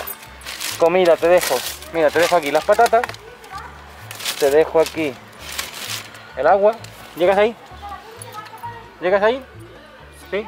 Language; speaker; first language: Spanish; native; Spanish